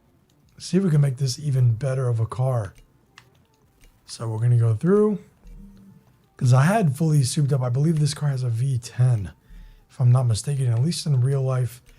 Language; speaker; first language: English; native; English